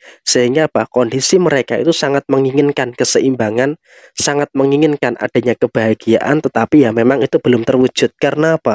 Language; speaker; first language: Indonesian; native; Indonesian